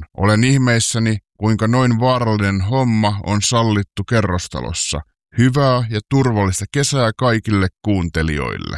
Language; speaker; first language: Finnish; native; Finnish